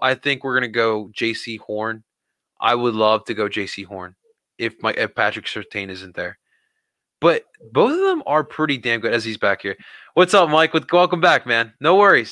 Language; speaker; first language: English; native; English